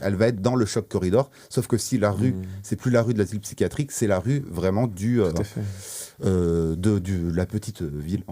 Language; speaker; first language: French; native; French